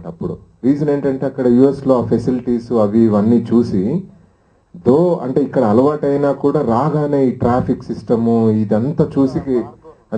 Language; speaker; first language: Telugu; native; Telugu